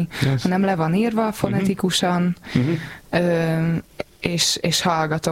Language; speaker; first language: Hungarian; native; Hungarian